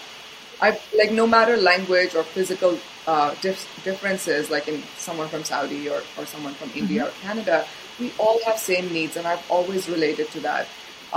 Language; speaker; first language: English; non-native, local second language; Hindi